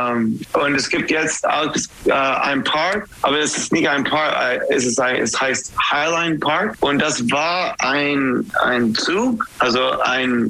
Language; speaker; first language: German; non-native, fluent; English